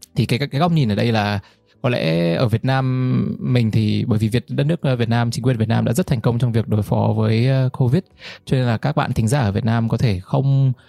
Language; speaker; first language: Vietnamese; native; Vietnamese